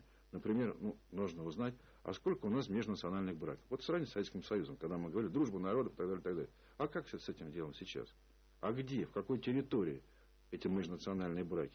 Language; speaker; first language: Russian; native; Russian